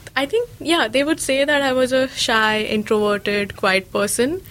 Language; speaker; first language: English; non-native, local second language; Marathi